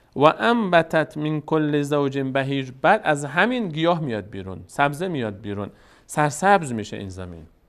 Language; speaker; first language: Persian; native; Persian